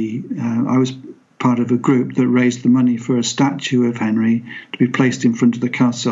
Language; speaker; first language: English; native; English